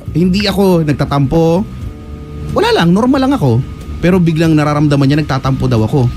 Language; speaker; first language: Filipino; native; Filipino